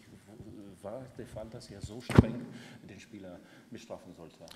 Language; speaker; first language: German; non-native, fluent; Russian